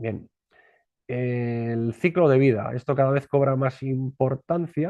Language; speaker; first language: Spanish; native; Spanish